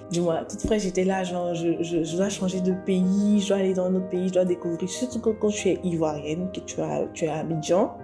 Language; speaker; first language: French; native; French